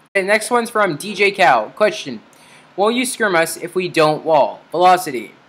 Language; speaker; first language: English; native; English